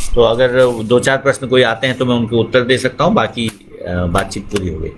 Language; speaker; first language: Hindi; native; Hindi